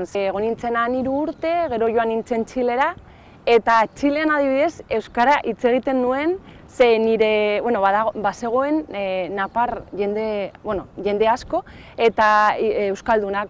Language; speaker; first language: Basque; non-native, local second language; Spanish